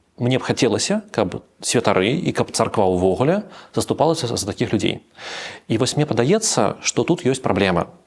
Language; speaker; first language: Belarusian; non-native, local second language; Russian